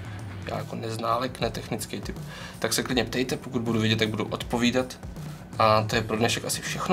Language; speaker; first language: Czech; native; Czech